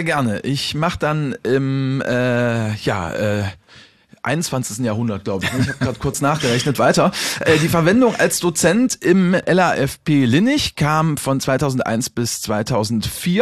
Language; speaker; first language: German; native; German